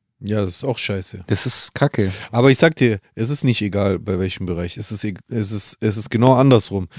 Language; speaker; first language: German; early bilingual, other home language; Greek